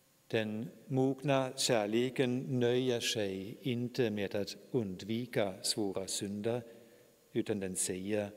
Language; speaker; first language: Swedish; non-native, fluent; German